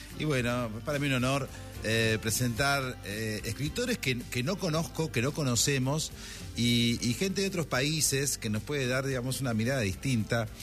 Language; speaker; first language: Spanish; native; Spanish